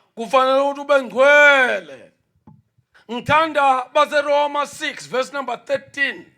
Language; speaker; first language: Zulu; non-native, local second language; Swati